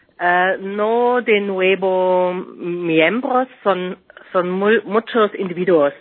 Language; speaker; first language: Spanish; non-native, learner; German